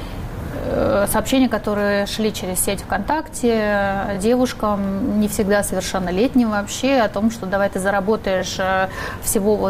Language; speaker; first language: Russian; native; Russian